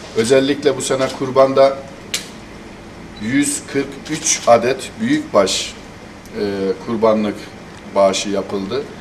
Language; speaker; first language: Turkish; native; Turkish